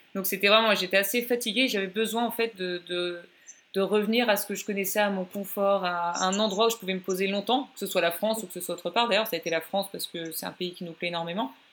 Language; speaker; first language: French; native; French